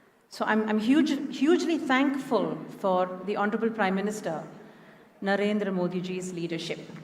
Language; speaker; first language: English; non-native, local second language; Malayalam